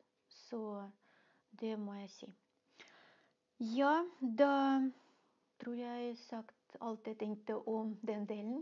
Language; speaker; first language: Norwegian; non-native, fluent; Russian